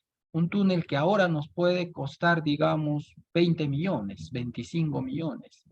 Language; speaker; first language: Spanish; native; Spanish